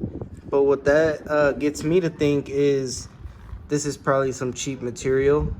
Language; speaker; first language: English; native; English